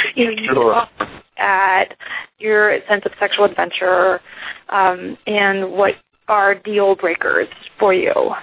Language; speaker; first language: English; early bilingual, other home language; Icelandic